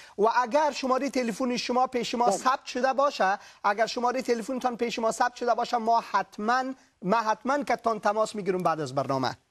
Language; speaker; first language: Persian; native; Persian